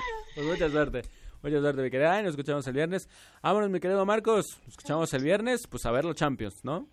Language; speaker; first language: Spanish; native; Spanish